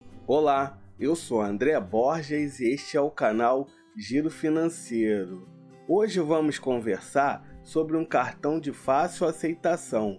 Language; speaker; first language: Portuguese; native; Portuguese